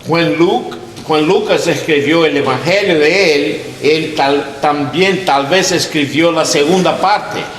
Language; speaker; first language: Spanish; non-native, learner; English